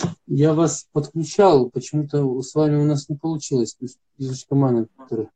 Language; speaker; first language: Russian; native; Russian